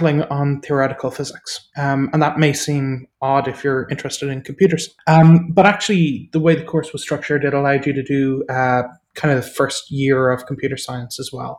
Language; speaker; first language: English; native; English